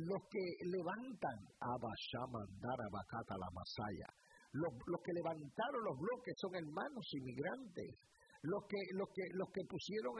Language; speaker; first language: Spanish; early bilingual, heritage; Spanish